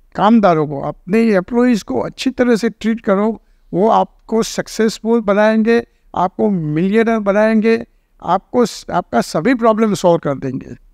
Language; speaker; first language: Hindi; non-native, local second language; Gujarati